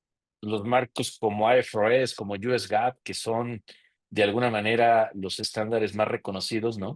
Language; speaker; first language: Spanish; native; Spanish